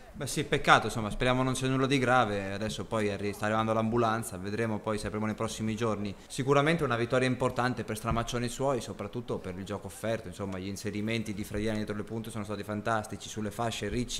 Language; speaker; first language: Italian; native; Italian